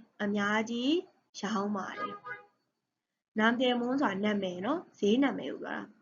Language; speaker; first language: Korean; non-native, learner; Burmese